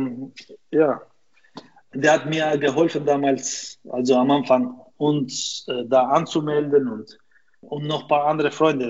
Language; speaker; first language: German; non-native, fluent; Albanian